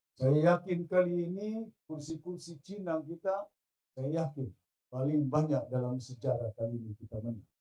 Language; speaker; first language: Malay; non-native, local second language; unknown